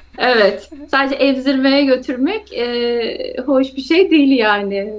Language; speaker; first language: Turkish; native; Turkish